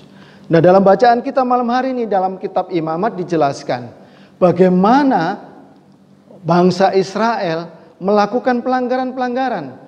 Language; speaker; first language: Indonesian; native; Indonesian